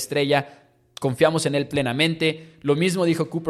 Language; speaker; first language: Spanish; native; Spanish